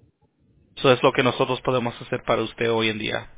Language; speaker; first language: Spanish; early bilingual, heritage; Spanish